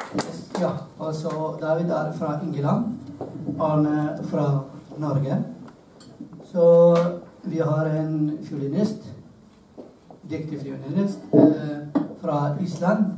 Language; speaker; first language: Norwegian; non-native, learner; Arabic